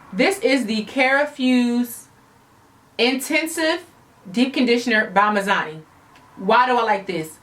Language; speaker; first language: English; native; English